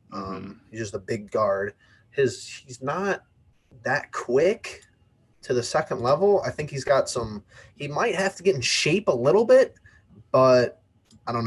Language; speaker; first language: English; native; English